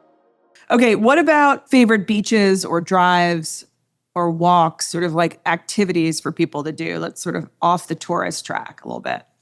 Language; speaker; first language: English; native; English